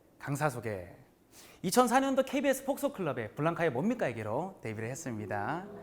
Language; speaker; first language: Korean; native; Korean